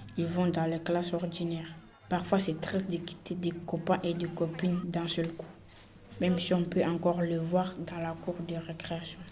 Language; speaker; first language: French; non-native, learner; Bambara